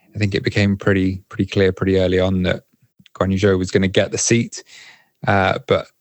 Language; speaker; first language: English; native; English